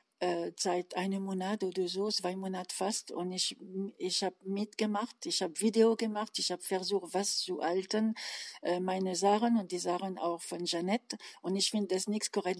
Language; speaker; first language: German; non-native, learner; French